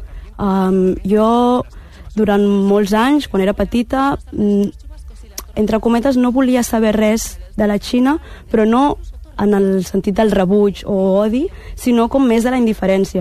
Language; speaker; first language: Catalan; early bilingual, other home language; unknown